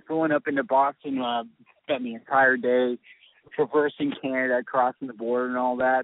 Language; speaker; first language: English; native; English